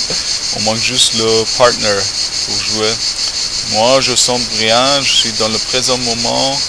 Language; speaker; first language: French; non-native, learner; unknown